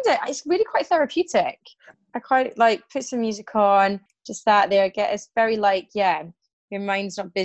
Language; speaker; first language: English; native; English